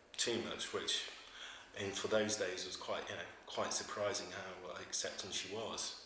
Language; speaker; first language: English; native; English